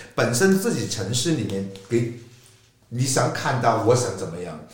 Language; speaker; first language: Chinese; non-native, local second language; Cantonese